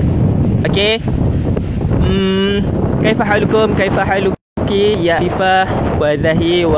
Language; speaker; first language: Arabic; non-native, learner; Indonesian